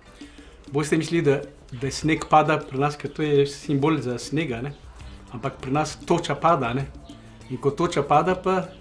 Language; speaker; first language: Slovenian; non-native, learner; Malagasy